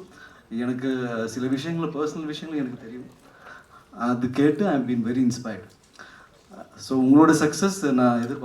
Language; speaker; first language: Tamil; non-native, learner; Malayalam